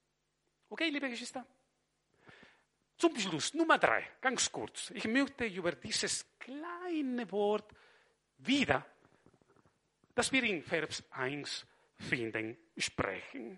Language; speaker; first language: German; non-native, fluent; Spanish